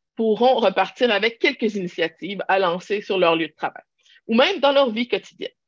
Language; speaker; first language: French; native; French